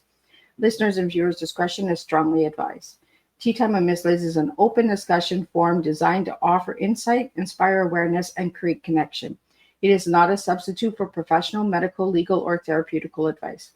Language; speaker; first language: English; native; English